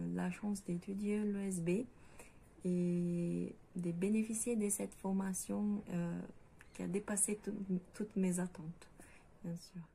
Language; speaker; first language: French; non-native, fluent; Portuguese